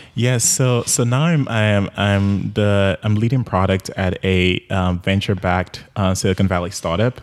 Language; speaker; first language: English; non-native, local second language; Yoruba